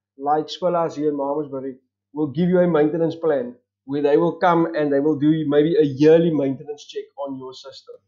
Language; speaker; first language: English; non-native, local second language; Afrikaans